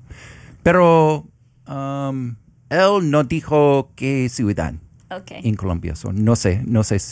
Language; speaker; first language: Spanish; non-native, learner; English